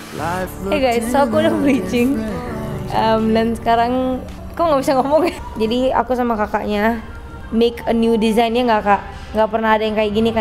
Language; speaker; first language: Indonesian; native; Indonesian